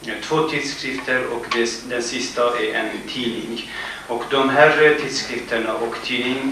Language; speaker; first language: Swedish; non-native, fluent; Kurdish